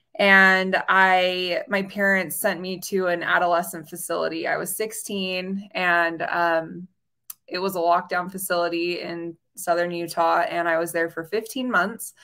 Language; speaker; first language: English; native; English